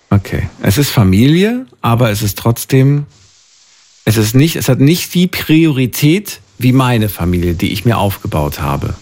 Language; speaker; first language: German; native; German